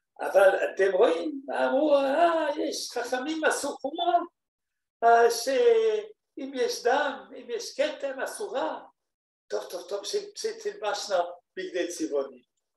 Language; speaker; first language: Hebrew; non-native, fluent; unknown